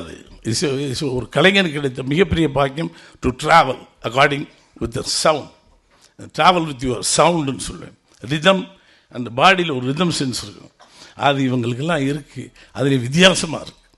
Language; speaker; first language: Tamil; native; Tamil